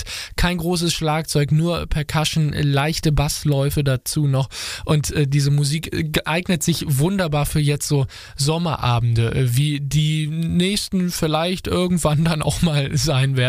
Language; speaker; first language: German; native; German